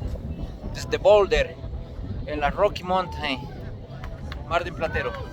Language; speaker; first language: Spanish; native; Spanish